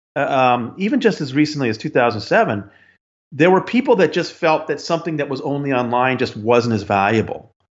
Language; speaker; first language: English; native; English